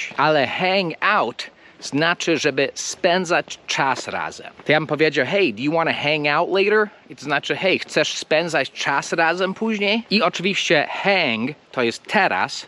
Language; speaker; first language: Polish; non-native, fluent; English